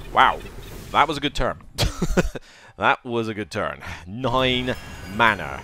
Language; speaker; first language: English; native; English